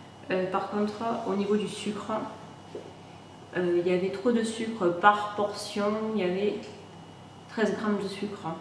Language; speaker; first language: French; native; French